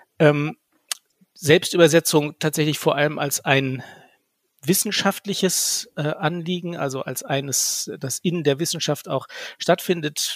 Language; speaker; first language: German; native; German